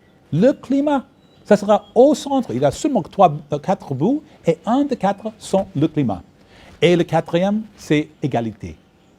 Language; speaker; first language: French; non-native, fluent; English